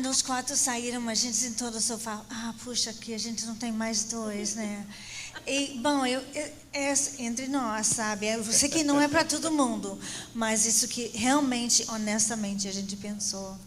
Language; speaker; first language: Portuguese; non-native, fluent; English